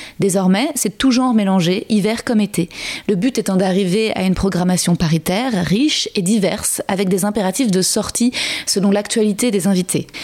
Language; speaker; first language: French; native; French